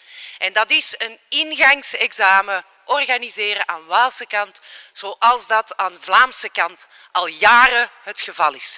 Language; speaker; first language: Dutch; native; Dutch